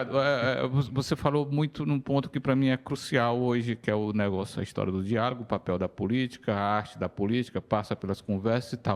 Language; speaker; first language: Portuguese; native; Portuguese